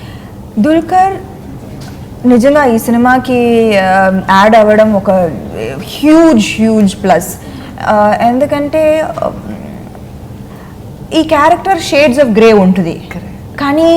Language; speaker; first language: Telugu; non-native, fluent; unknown